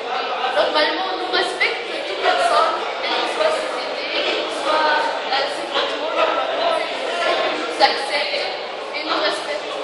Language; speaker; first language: French; non-native, learner; Arabic